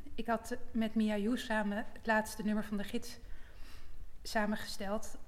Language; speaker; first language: Dutch; native; Dutch